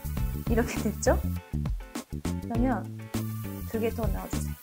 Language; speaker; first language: Korean; non-native, fluent; Japanese